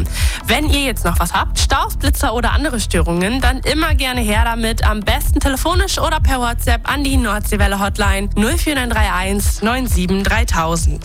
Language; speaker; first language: German; native; German